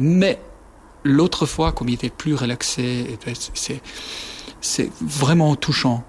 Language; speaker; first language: French; non-native, fluent; German